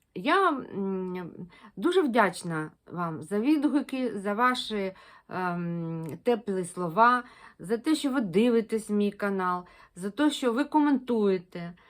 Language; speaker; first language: Ukrainian; non-native, local second language; Russian